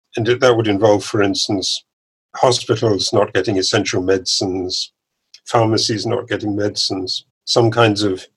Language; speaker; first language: English; native; English